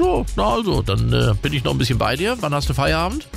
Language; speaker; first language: German; native; German